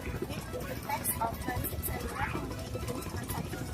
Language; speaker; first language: English; non-native, learner; Indonesian